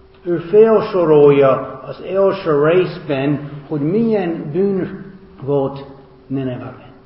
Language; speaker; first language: Hungarian; non-native, fluent; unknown